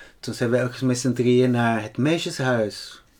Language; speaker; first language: Dutch; non-native, fluent; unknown